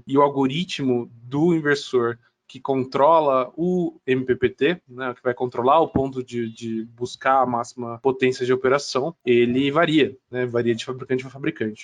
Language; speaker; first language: Portuguese; native; Portuguese